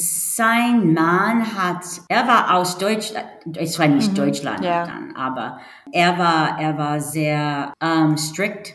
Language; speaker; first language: German; non-native, learner; English